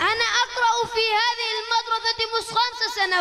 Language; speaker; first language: Arabic; non-native, learner; Urdu